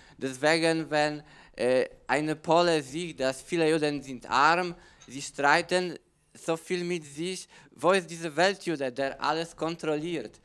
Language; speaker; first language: German; non-native, learner; Polish